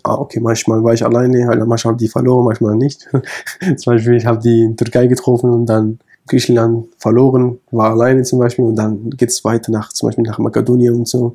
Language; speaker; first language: German; non-native, fluent; Kurdish